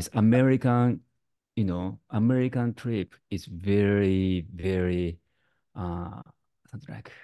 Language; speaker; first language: English; non-native, learner; Japanese